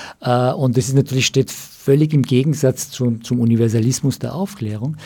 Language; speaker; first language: German; early bilingual, other home language; Persian